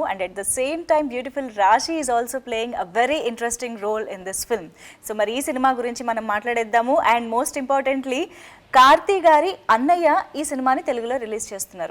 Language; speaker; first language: Telugu; native; Telugu